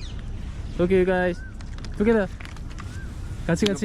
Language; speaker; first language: English; non-native, learner; Korean